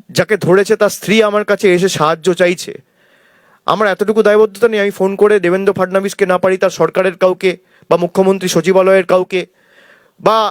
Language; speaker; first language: Bangla; native; Bangla